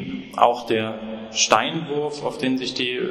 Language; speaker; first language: German; native; German